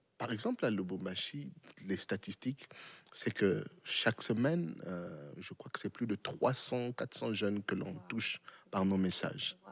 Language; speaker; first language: French; non-native, local second language; Swahili